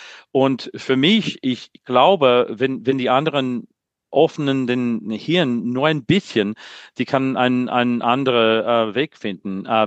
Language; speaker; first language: German; non-native, learner; English